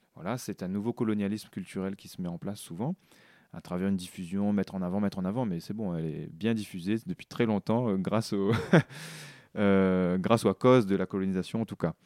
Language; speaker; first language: French; non-native, local second language; Réunion Creole French